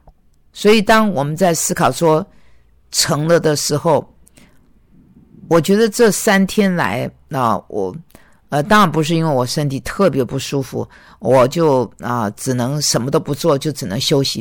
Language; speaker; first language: Chinese; native; Chinese